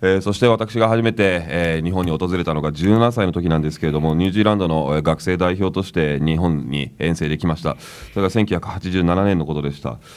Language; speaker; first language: Japanese; native; Japanese